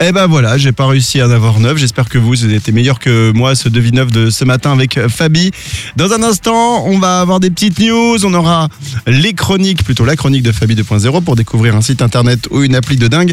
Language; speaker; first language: French; native; French